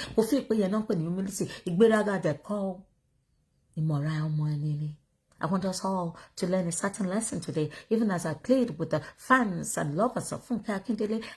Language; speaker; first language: English; non-native, local second language; Yoruba